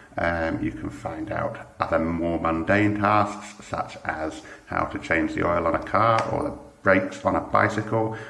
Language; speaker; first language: English; native; English